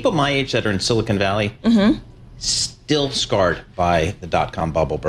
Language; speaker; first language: English; native; English